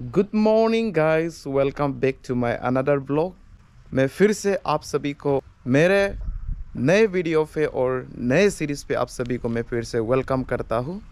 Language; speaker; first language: Hindi; non-native, local second language; Adi